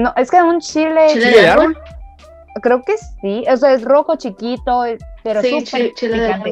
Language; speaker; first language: Spanish; early bilingual, other home language; Chinese